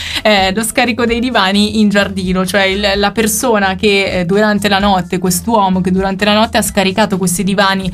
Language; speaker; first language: Italian; native; Italian